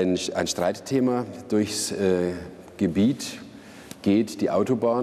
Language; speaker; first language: German; native; German